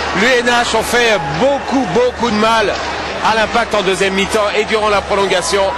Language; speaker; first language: French; native; French